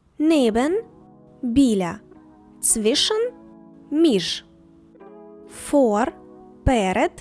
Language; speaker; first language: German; non-native, fluent; Ukrainian